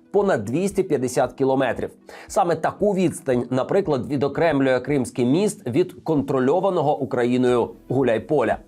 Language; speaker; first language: Ukrainian; native; Ukrainian